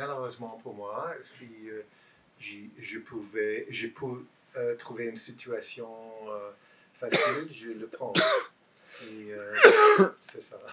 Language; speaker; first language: French; non-native, learner; English